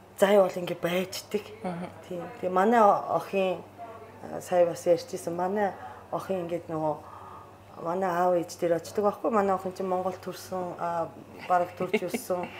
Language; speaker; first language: Mongolian; non-native, fluent; Japanese